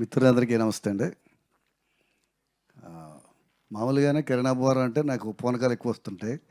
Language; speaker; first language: Telugu; native; Telugu